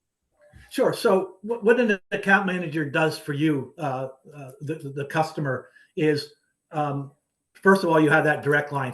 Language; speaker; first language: English; native; English